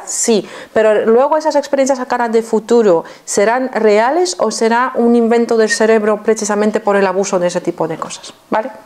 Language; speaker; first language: Spanish; non-native, fluent; Polish